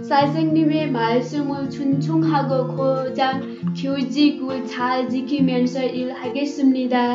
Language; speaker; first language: Korean; non-native, learner; Nepali